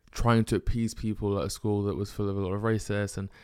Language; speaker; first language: English; native; English